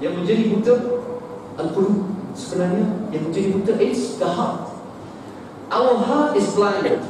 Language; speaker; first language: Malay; non-native, fluent; Arabic